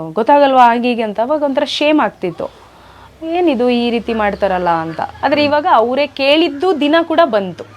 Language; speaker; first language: Kannada; non-native, local second language; Urdu